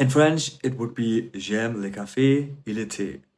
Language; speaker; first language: French; non-native, fluent; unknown